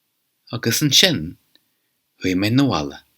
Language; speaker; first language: Irish; non-native, fluent; English